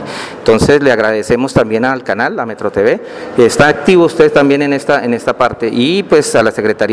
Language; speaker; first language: Spanish; native; Spanish